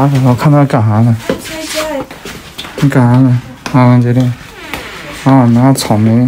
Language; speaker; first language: Chinese; native; Chinese